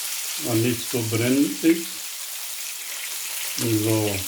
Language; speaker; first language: German; non-native, learner; Urdu